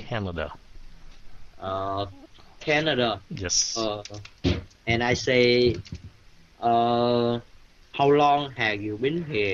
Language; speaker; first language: English; non-native, learner; Vietnamese